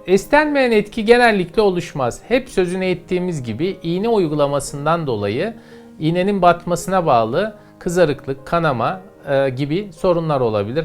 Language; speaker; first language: Turkish; native; Turkish